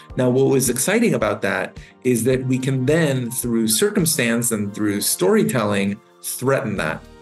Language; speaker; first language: English; native; English